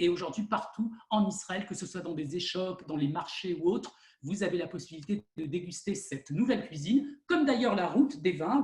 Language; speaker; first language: French; native; French